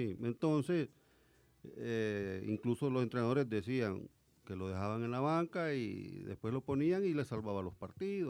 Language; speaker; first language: Spanish; native; Spanish